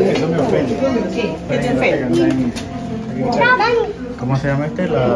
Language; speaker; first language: Spanish; native; Spanish